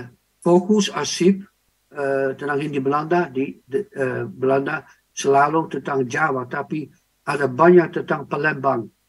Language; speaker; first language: Indonesian; non-native, fluent; Dutch